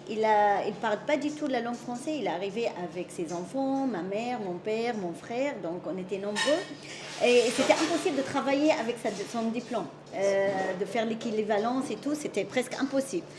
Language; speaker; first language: French; non-native, fluent; Arabic